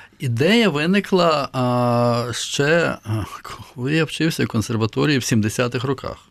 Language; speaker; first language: Ukrainian; native; Ukrainian